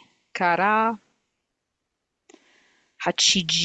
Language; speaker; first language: Japanese; non-native, learner; English